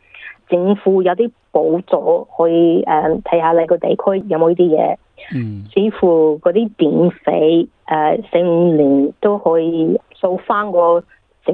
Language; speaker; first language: Cantonese; early bilingual, heritage; English